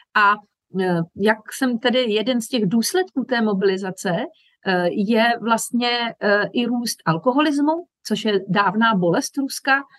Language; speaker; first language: Czech; native; Czech